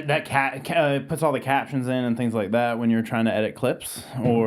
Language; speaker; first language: English; native; English